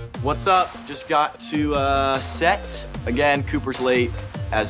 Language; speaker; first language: English; native; English